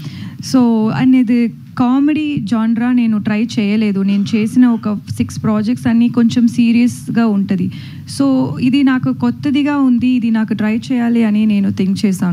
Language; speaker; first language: Telugu; non-native, learner; Tamil